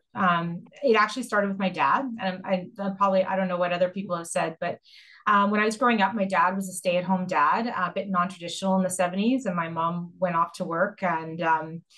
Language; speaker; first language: English; native; English